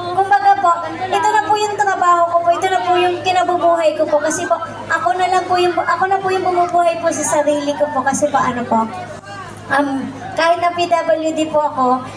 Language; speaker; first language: Filipino; native; Filipino